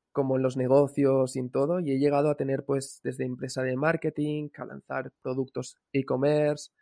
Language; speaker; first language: Spanish; native; Spanish